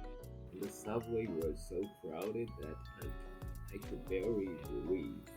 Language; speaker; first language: English; non-native, fluent; Japanese